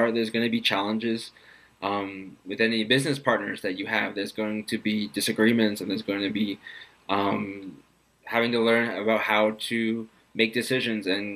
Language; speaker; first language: English; native; English